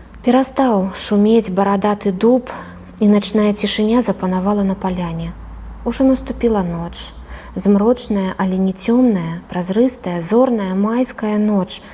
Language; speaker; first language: Belarusian; native; Belarusian